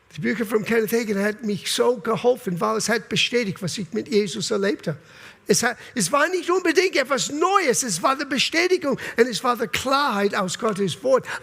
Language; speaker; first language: German; non-native, fluent; English